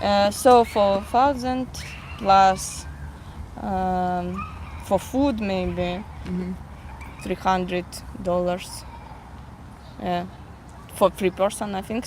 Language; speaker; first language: English; non-native, fluent; Russian